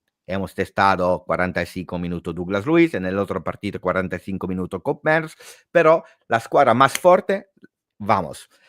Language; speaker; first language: Spanish; non-native, fluent; Italian